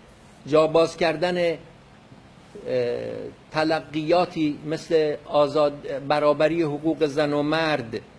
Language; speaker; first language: Persian; non-native, local second language; Kurdish